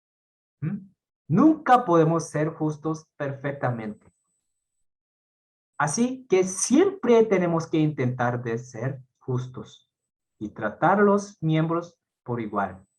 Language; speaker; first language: Spanish; non-native, fluent; Korean